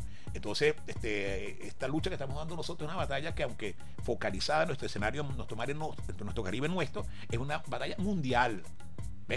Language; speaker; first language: Spanish; native; Spanish